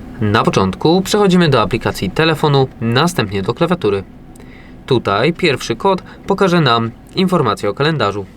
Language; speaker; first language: Polish; native; Polish